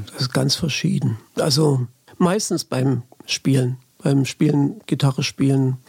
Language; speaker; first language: German; native; German